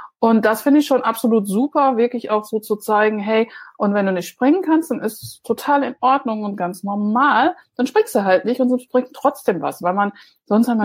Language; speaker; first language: German; native; German